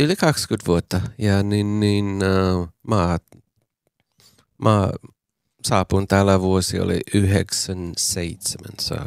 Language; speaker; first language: Finnish; non-native, fluent; English